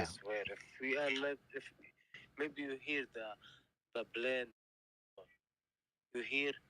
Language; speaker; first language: English; non-native, learner; Arabic